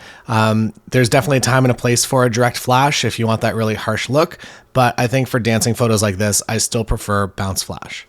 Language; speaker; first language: English; native; English